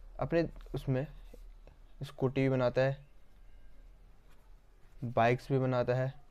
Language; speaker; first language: Hindi; native; Hindi